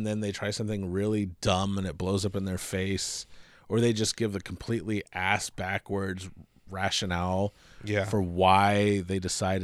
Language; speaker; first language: English; native; English